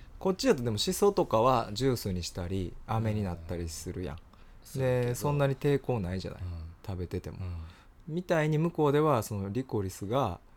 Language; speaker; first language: Japanese; native; Japanese